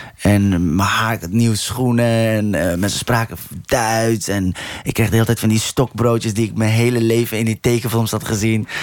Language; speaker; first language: Dutch; early bilingual, other home language; Persian